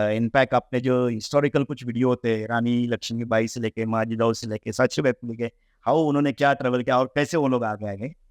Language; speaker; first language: Hindi; non-native, local second language; Marathi